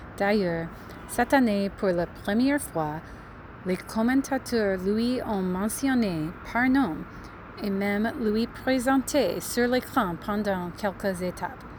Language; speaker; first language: French; non-native, learner; English